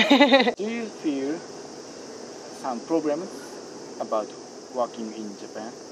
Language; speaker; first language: English; non-native, fluent; Japanese